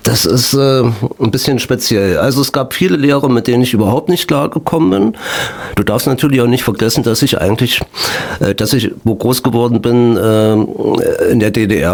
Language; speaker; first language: German; native; German